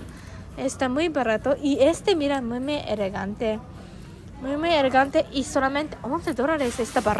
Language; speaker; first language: Spanish; non-native, learner; Japanese